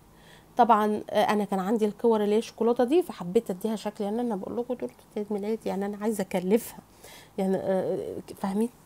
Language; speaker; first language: Arabic; native; Arabic